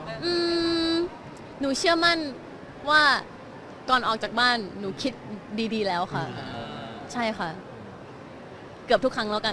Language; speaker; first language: Thai; native; Thai